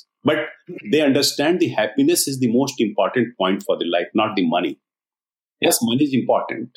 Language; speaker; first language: English; non-native, local second language; Hindi